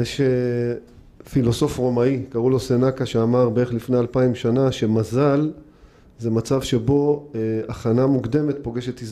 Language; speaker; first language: Hebrew; native; Hebrew